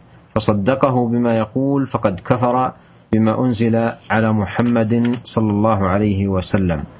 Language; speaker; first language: Arabic; native; Arabic